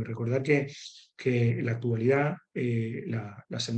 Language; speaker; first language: Spanish; native; Spanish